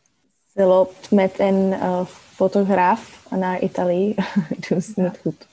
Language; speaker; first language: Dutch; non-native, learner; Czech